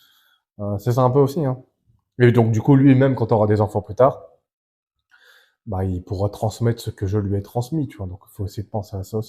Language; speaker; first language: French; native; French